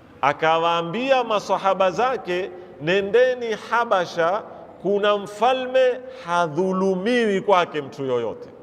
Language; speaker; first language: Swahili; native; Swahili